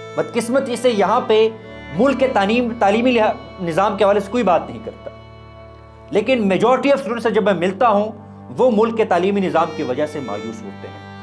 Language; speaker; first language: Urdu; non-native, local second language; Pashto